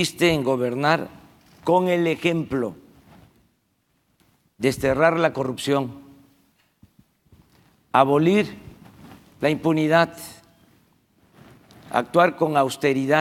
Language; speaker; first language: Spanish; native; Spanish